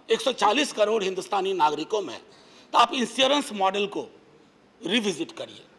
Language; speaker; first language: Hindi; native; Hindi